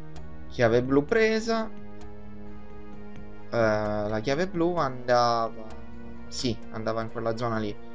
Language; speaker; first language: Italian; native; Italian